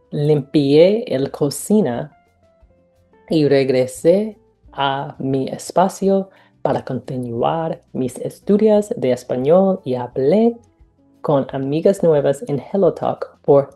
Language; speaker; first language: Spanish; non-native, learner; English